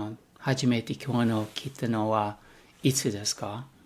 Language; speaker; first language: Japanese; non-native, learner; English